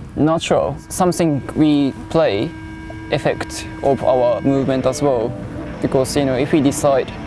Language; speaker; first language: English; non-native, learner; Japanese